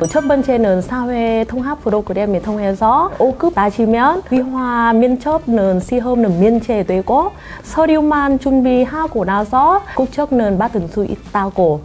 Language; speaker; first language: Korean; non-native, fluent; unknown